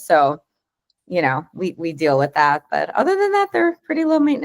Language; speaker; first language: English; native; English